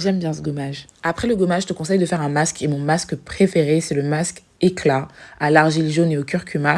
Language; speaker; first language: French; native; French